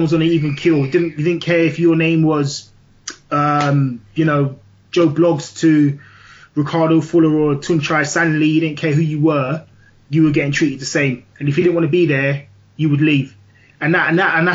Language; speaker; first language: English; native; English